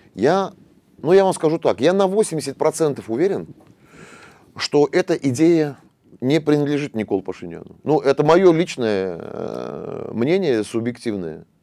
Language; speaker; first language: Russian; non-native, local second language; Armenian